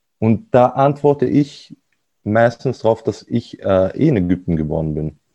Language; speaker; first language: German; early bilingual, other home language; Arabic